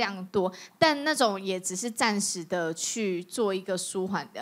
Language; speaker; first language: Chinese; native; Chinese